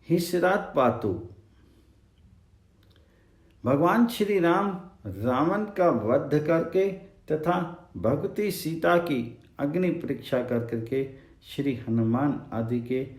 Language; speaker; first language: Hindi; native; Hindi